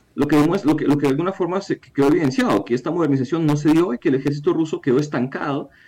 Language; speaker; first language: Spanish; non-native, fluent; Ukrainian